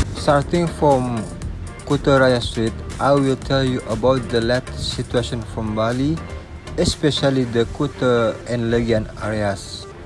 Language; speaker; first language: English; non-native, local second language; Indonesian